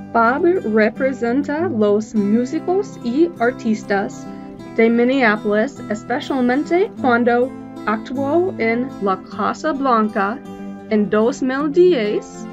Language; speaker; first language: Spanish; non-native, learner; English